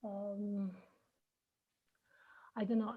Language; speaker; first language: English; non-native, learner; Italian